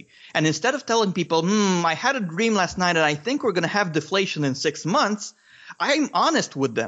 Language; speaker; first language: English; non-native, fluent; Romanian